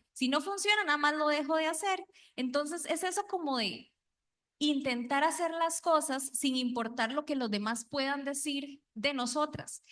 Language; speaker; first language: Spanish; non-native, local second language; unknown